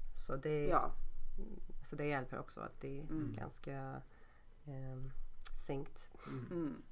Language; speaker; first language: Swedish; non-native, fluent; Turkish